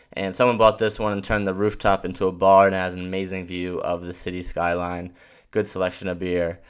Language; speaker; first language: English; native; English